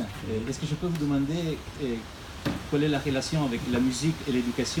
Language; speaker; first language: French; non-native, fluent; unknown